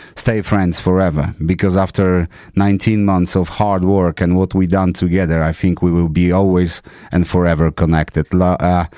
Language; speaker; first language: English; non-native, fluent; Polish